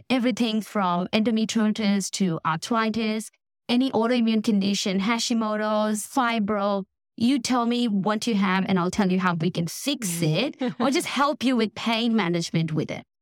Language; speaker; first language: English; non-native, local second language; Gujarati